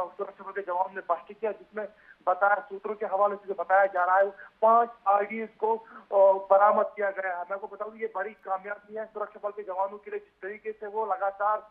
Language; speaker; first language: Urdu; non-native, local second language; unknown